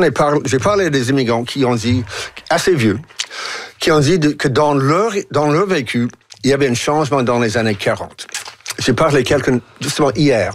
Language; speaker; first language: French; non-native, local second language; English